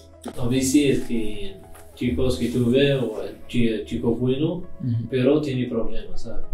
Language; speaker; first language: Spanish; non-native, learner; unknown